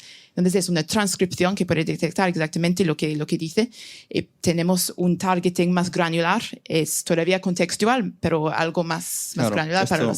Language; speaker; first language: Spanish; non-native, fluent; English